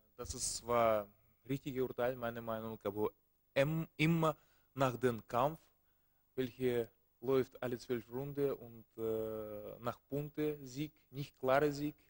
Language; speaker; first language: German; non-native, learner; Russian